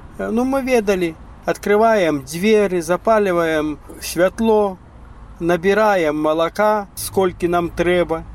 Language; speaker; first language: Belarusian; native; Belarusian